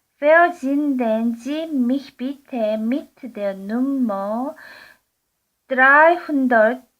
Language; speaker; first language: German; non-native, learner; Korean